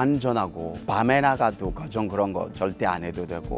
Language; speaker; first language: Korean; non-native, fluent; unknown